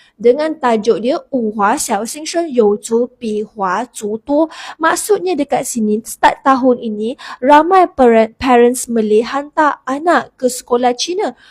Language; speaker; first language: Malay; native; Malay